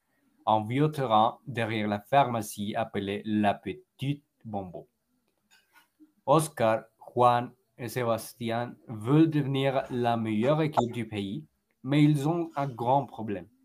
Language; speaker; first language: French; non-native, learner; Spanish